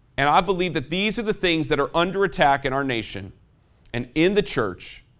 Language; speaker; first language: English; native; English